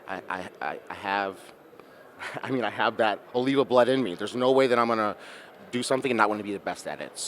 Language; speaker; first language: English; native; English